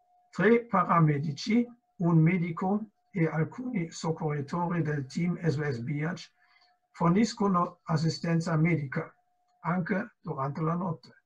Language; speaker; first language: Italian; non-native, fluent; German